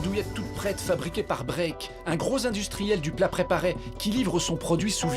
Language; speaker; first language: French; native; French